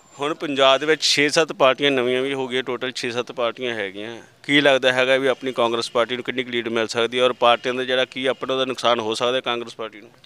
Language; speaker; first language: Punjabi; native; Punjabi